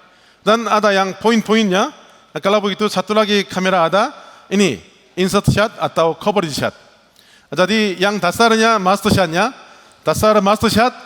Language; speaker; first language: Indonesian; non-native, learner; Korean